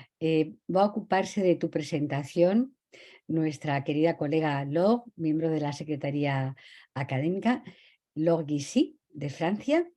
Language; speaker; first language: Spanish; native; Spanish